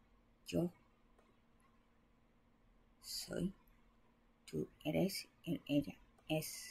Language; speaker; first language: Spanish; non-native, learner; Japanese